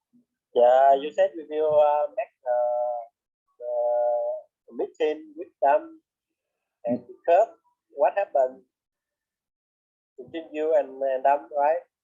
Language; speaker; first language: English; non-native, learner; Vietnamese